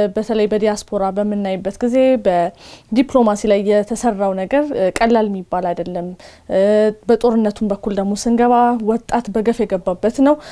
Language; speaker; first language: Amharic; non-native, local second language; Tigrinya